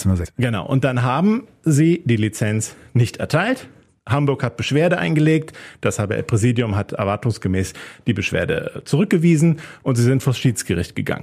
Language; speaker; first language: German; native; German